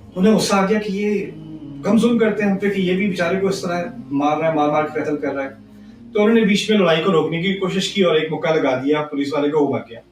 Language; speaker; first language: Urdu; early bilingual, heritage; Urdu